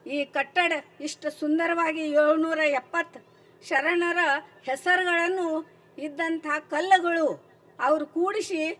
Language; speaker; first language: Kannada; non-native, local second language; Marathi